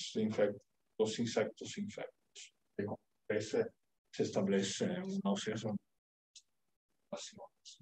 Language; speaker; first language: Spanish; non-native, learner; Italian